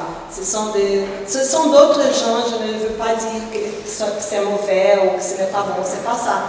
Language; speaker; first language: French; non-native, fluent; Portuguese